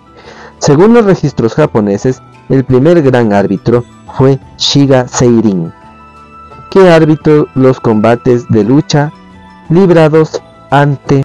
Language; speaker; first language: Spanish; native; Spanish